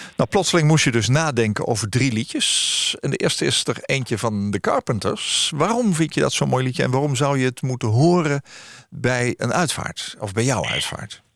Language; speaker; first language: Dutch; native; Dutch